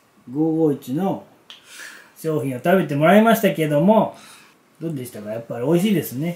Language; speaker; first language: Japanese; native; Japanese